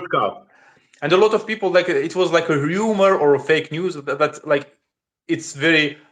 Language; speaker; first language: English; non-native, learner; Russian